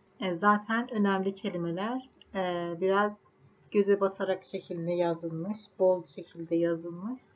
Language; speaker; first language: Turkish; non-native, fluent; Persian